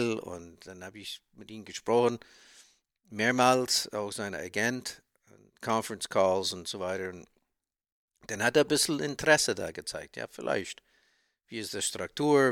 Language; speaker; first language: German; non-native, learner; English